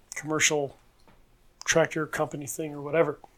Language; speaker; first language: English; native; English